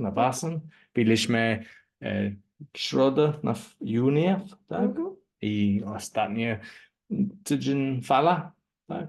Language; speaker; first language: Polish; non-native, learner; English